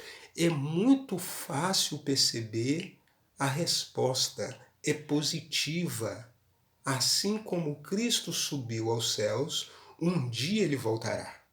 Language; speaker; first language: Portuguese; native; Portuguese